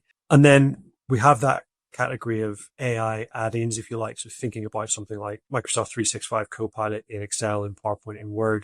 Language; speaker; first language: English; native; English